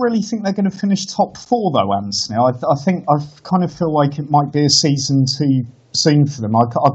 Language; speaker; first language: English; native; English